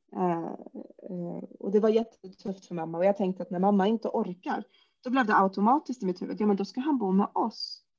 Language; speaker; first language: Swedish; early bilingual, other home language; Arabic